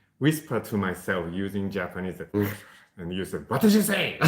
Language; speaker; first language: English; non-native, fluent; Japanese